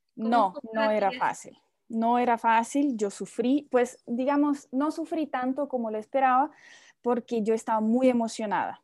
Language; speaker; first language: Spanish; non-native, fluent; Russian